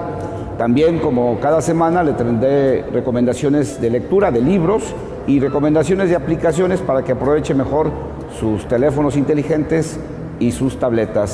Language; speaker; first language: Spanish; native; Spanish